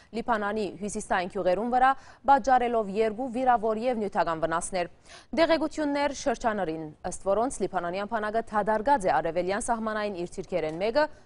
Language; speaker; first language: Armenian; early bilingual, heritage; Armenian